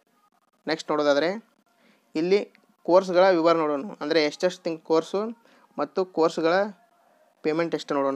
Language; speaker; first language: Kannada; native; Kannada